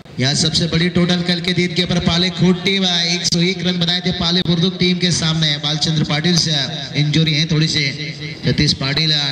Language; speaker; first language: Hindi; non-native, local second language; Marathi